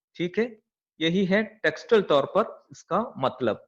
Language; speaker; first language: Hindi; non-native, local second language; Malayalam